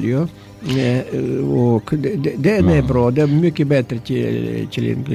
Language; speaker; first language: Swedish; non-native, learner; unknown